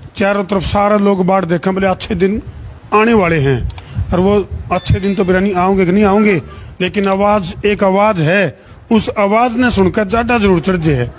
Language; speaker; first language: Hindi; native; Hindi